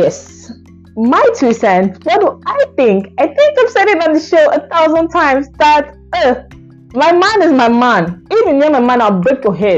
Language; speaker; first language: English; non-native, local second language; Igbo